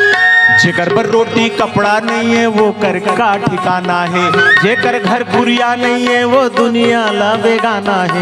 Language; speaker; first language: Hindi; non-native, local second language; Chhattisgarhi